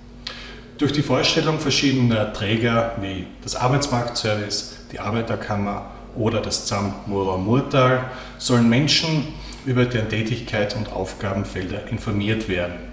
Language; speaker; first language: German; native; German